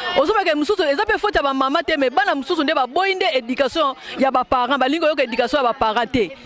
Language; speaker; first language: Lingala; native; Lingala